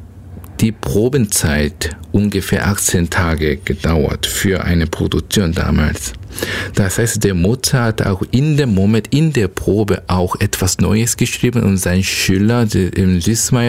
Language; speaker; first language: German; non-native, learner; Korean